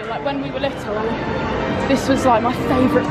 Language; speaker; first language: English; native; English